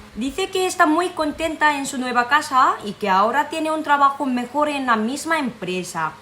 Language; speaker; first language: Spanish; non-native, fluent; Korean